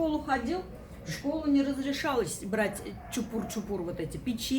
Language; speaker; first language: Russian; native; Russian